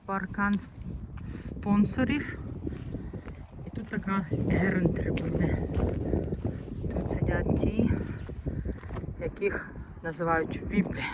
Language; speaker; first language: Ukrainian; native; Ukrainian